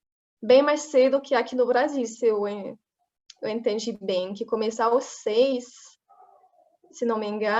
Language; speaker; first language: Portuguese; non-native, fluent; French